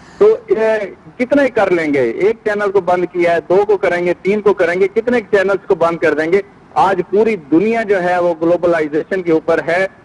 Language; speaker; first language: Urdu; non-native, local second language; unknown